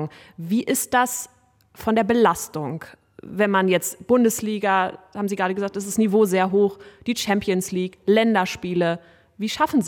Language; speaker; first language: German; native; German